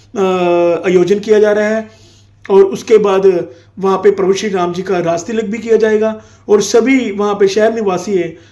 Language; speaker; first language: Hindi; non-native, local second language; Punjabi